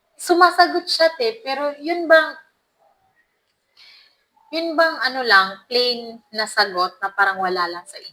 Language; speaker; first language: Filipino; non-native, local second language; Cebuano